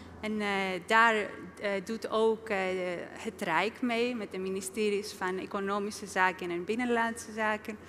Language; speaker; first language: Dutch; non-native, fluent; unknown